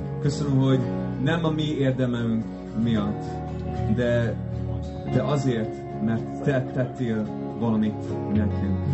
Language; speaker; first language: Hungarian; non-native, fluent; English